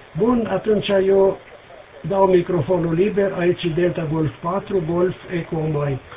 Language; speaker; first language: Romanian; native; Romanian